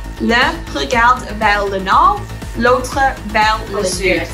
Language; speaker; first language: French; non-native, learner; English